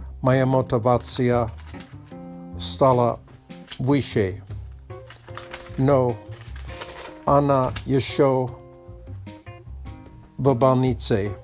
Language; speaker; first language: Russian; non-native, learner; Polish